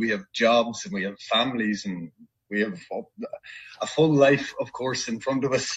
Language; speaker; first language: English; native; English